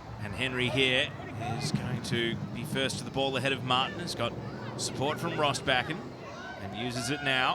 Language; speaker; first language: English; native; English